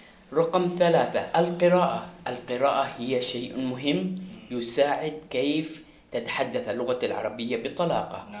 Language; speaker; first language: Arabic; non-native, fluent; Somali